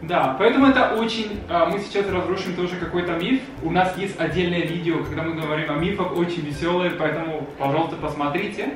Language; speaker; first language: Russian; non-native, fluent; Spanish